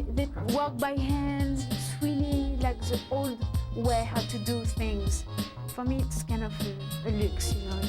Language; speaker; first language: English; non-native, fluent; French